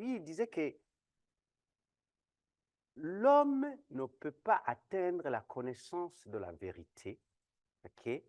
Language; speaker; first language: French; non-native, local second language; Kinyarwanda